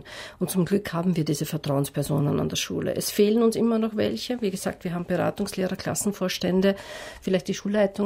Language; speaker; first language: German; native; German